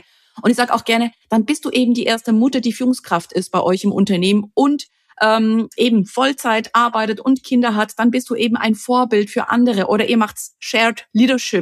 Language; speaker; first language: German; native; German